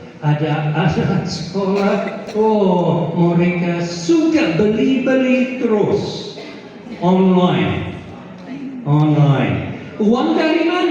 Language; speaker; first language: Indonesian; non-native, fluent; English